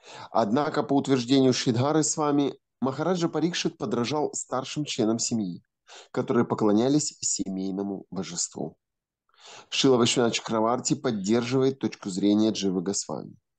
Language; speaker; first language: Russian; native; Russian